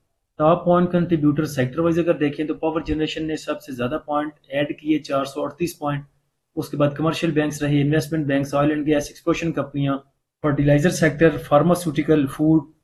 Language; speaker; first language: Hindi; native; Hindi